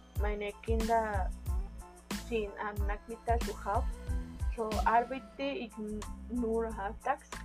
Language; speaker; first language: German; non-native, learner; Spanish